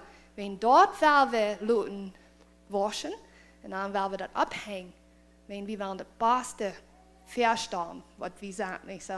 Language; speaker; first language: German; non-native, learner; Plautdietsch